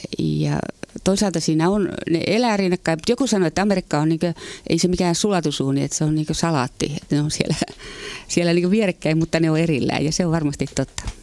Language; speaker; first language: Finnish; native; Finnish